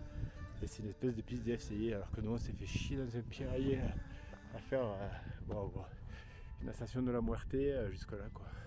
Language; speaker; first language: French; native; French